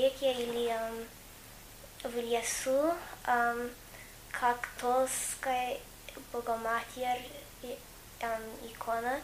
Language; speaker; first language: Russian; non-native, fluent; English